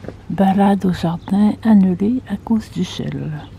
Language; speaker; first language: French; native; French